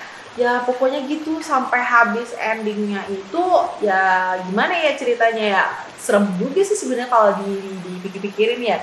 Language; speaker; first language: Indonesian; native; Indonesian